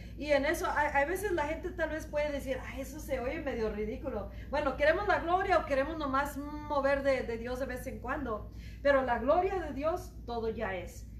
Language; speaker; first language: Spanish; early bilingual, heritage; Spanish